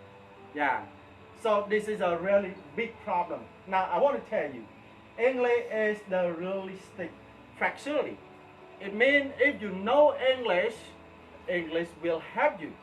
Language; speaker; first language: English; non-native, fluent; Khmer